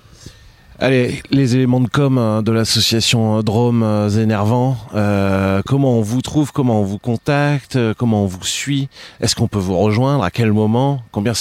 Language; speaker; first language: French; native; French